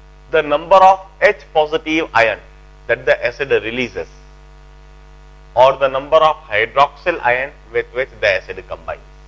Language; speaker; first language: English; non-native, local second language; Hindi